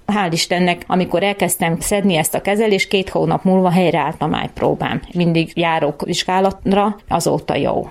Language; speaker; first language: Hungarian; native; Hungarian